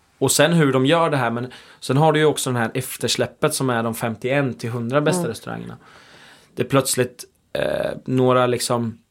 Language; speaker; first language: Swedish; native; Swedish